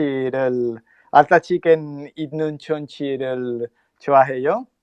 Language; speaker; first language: Korean; non-native, learner; Spanish